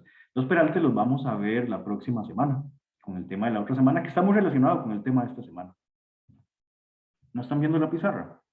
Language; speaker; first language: Spanish; native; Spanish